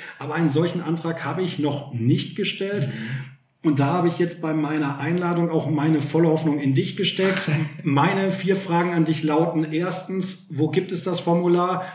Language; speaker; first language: German; native; German